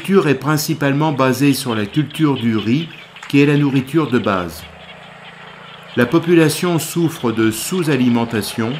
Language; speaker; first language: French; native; French